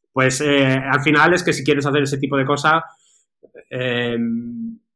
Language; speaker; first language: Spanish; native; Spanish